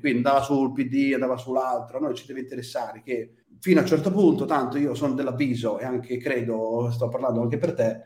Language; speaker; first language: Italian; native; Italian